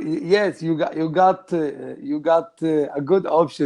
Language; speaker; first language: English; non-native, learner; Arabic